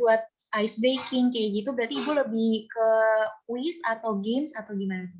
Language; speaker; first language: Indonesian; native; Indonesian